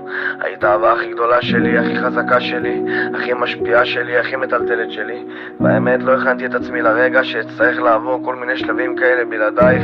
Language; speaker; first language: Hebrew; native; Hebrew